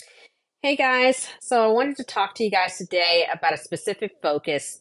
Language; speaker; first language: English; native; English